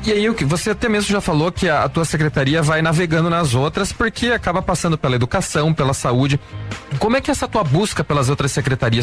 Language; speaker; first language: Portuguese; native; Portuguese